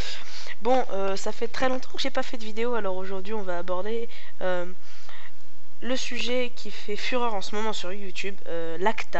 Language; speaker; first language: French; native; French